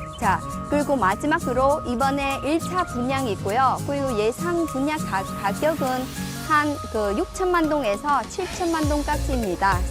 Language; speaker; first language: Korean; non-native, fluent; Vietnamese